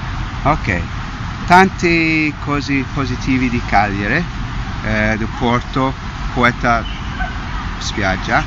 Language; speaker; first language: Italian; non-native, learner; English